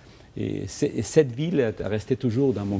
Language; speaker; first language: French; non-native, fluent; Spanish